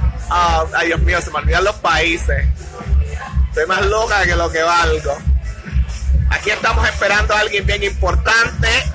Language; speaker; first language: Spanish; native; Spanish